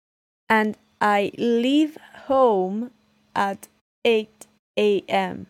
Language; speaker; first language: English; non-native, learner; Spanish